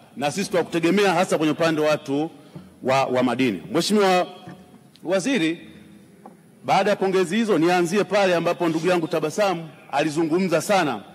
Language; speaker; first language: Swahili; native; Swahili